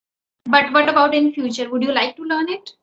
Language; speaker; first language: English; non-native, local second language; Hindi